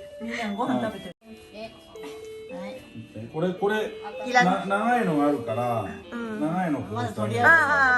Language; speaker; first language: Japanese; native; Japanese